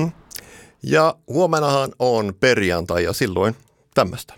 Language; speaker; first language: Finnish; early bilingual, heritage; Finnish